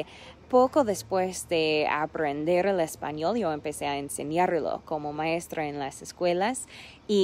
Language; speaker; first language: Spanish; non-native, fluent; English